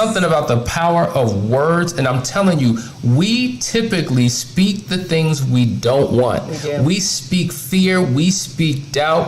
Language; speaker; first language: English; native; English